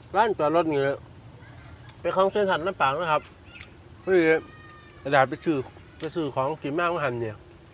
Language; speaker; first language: Thai; native; Thai